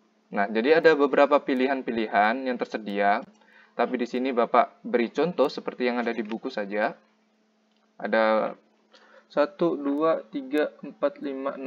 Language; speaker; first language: Indonesian; native; Indonesian